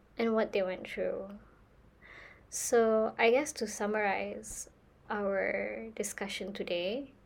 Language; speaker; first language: English; non-native, local second language; Malay